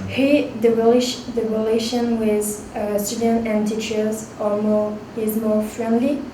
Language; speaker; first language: English; non-native, learner; French